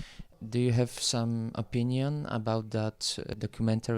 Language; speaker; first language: English; non-native, fluent; Polish